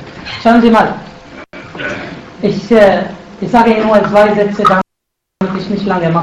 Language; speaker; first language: German; non-native, fluent; Arabic